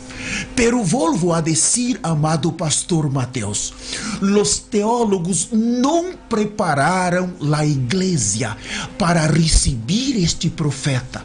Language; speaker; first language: Spanish; non-native, learner; Portuguese